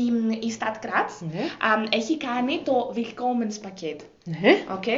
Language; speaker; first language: German; non-native, fluent; Greek